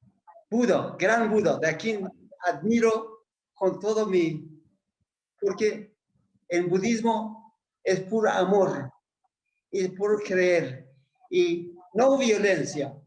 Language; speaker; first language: Spanish; non-native, fluent; Persian